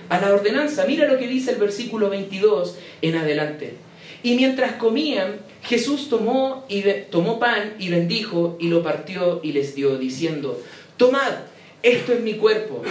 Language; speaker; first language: Spanish; native; Spanish